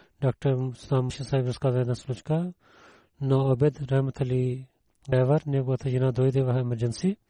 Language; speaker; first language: Bulgarian; non-native, learner; Urdu